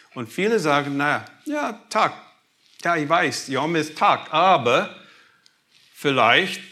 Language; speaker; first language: German; non-native, fluent; English